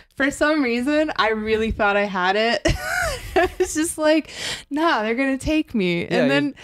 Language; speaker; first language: English; native; English